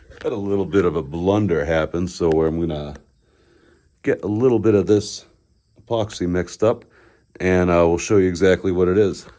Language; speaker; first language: English; native; English